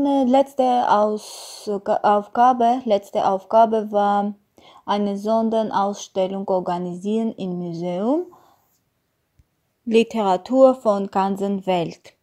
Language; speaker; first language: German; non-native, learner; Armenian